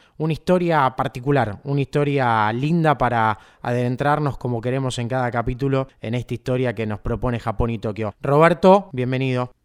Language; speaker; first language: Spanish; native; Spanish